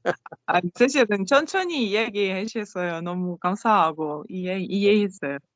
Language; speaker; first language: Korean; non-native, learner; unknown